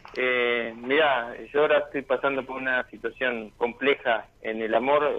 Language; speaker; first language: Spanish; native; Spanish